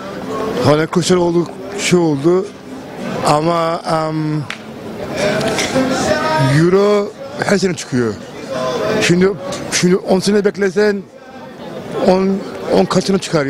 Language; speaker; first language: Turkish; early bilingual, other home language; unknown